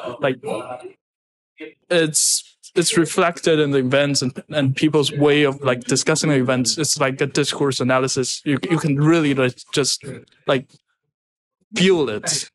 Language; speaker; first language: English; non-native, fluent; Chinese